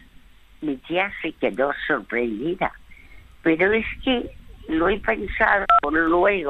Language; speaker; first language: Spanish; early bilingual, other home language; French